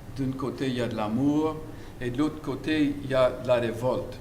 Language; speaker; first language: French; early bilingual, heritage; French